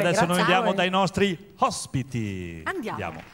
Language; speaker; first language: Italian; native; Italian